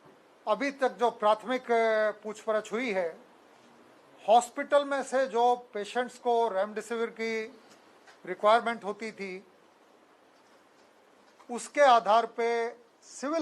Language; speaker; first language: Hindi; non-native, local second language; Gujarati